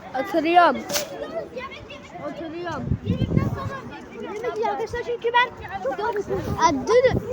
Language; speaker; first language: Turkish; early bilingual, heritage; Turkish